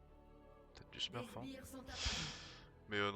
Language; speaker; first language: French; native; French